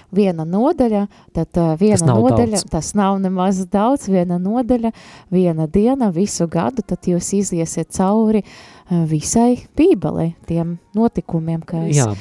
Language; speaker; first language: Latvian; non-native, local second language; Russian